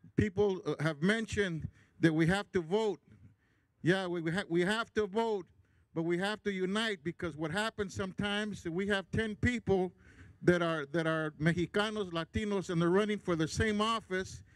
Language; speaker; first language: English; early bilingual, other home language; Spanish